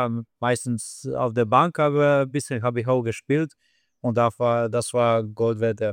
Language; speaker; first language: German; non-native, fluent; Slovenian